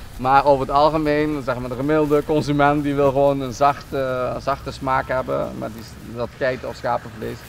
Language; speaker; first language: Dutch; non-native, local second language; Papiamento